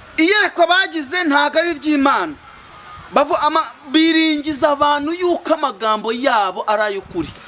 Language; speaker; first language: Kinyarwanda; native; Kinyarwanda